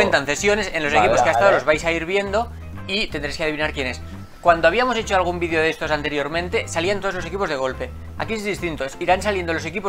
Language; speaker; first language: Spanish; native; Spanish